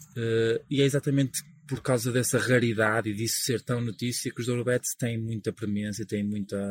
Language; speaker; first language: Portuguese; native; Portuguese